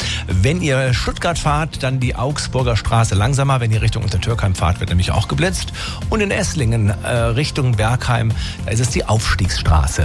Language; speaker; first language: German; native; German